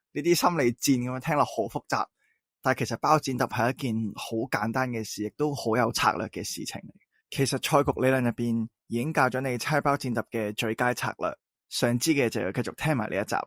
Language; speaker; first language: Cantonese; native; Cantonese